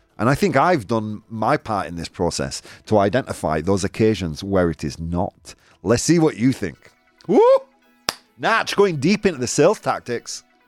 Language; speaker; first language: English; native; English